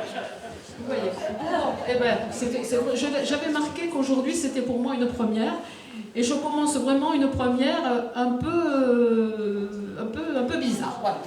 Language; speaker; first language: French; native; French